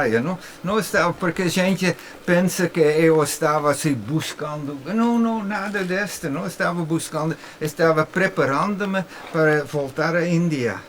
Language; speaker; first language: Portuguese; non-native, fluent; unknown